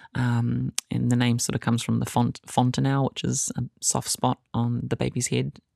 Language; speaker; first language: English; native; English